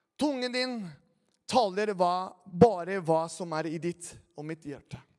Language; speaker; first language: Norwegian; non-native, fluent; Spanish